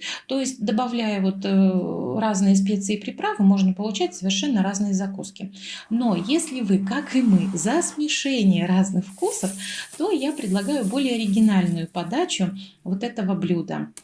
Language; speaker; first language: Russian; native; Russian